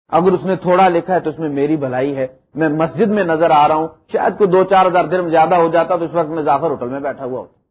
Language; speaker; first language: Urdu; non-native, local second language; Punjabi